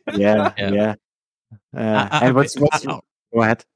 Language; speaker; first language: English; non-native, fluent; Swiss German